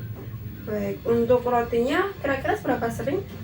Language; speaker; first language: Indonesian; native; Indonesian